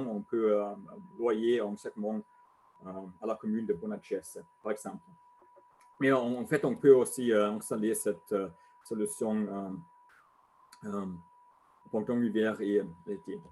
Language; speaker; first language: French; non-native, learner; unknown